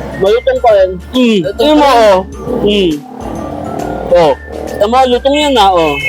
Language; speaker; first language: Filipino; native; Filipino